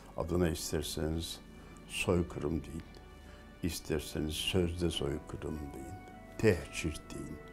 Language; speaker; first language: Turkish; native; Turkish